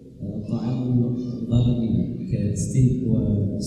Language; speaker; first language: Arabic; non-native, learner; Indonesian